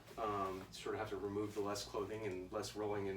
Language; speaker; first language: English; native; English